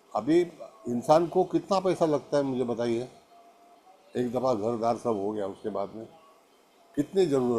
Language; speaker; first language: Hindi; non-native, local second language; Marathi